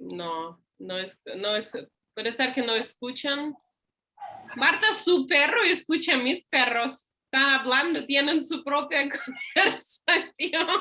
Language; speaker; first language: Spanish; non-native, fluent; English